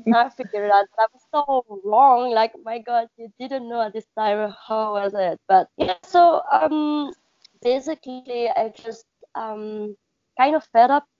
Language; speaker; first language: English; non-native, learner; French